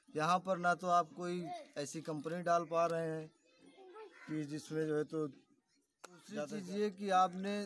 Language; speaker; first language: Hindi; native; Hindi